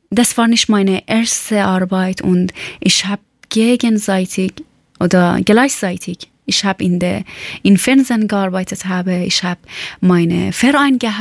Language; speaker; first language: German; non-native, learner; Persian